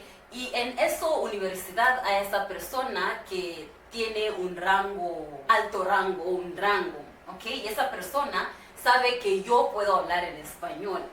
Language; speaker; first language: Spanish; non-native, learner; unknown